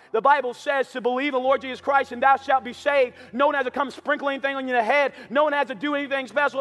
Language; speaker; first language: English; native; English